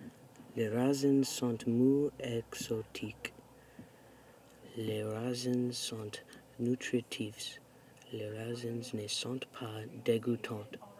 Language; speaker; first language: French; non-native, learner; English